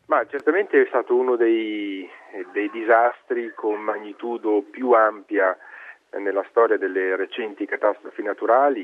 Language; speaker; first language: Italian; native; Italian